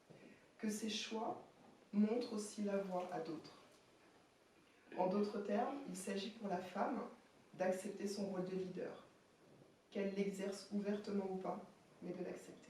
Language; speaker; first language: French; native; French